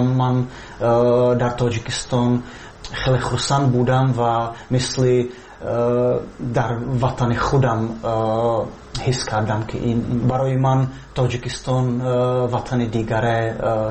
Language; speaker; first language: Tajik; non-native, fluent; Czech